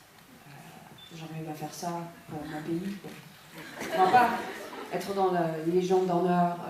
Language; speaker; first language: French; non-native, fluent; English